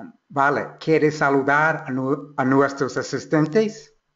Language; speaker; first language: Spanish; non-native, fluent; English